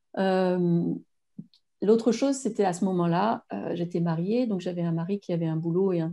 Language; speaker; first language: French; native; French